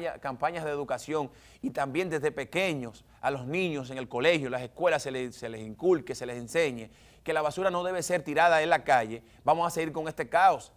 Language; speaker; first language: Spanish; native; Spanish